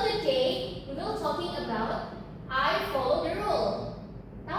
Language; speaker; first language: English; non-native, learner; Indonesian